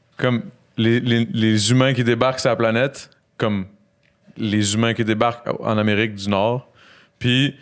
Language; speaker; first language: French; native; French